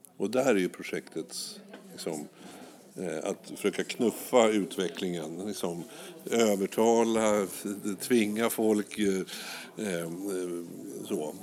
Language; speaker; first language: Swedish; native; Swedish